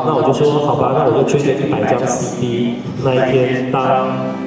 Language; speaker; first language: Chinese; native; Chinese